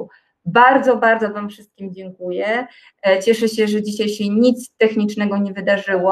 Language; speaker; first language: Polish; native; Polish